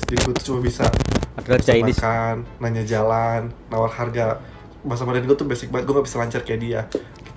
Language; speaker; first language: Indonesian; native; Indonesian